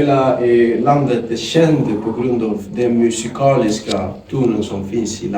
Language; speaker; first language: Swedish; non-native, fluent; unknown